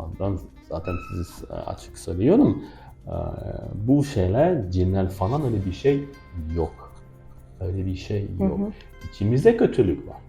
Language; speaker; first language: Turkish; non-native, fluent; French